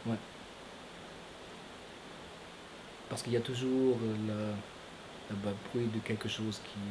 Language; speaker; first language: French; non-native, fluent; German